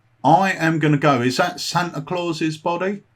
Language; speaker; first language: English; native; English